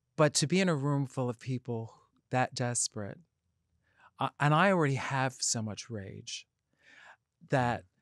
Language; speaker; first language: English; native; English